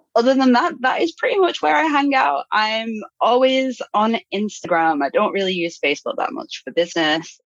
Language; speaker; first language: English; native; English